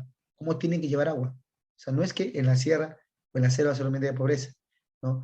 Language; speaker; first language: Spanish; native; Spanish